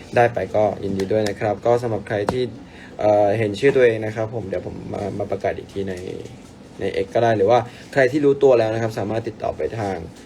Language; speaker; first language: Thai; native; Thai